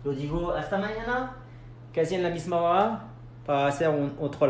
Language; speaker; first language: Spanish; non-native, fluent; French